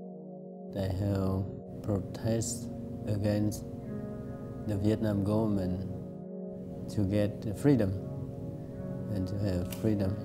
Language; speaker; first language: English; non-native, learner; Khmer